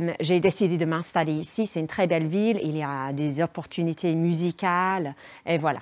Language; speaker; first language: French; non-native, fluent; English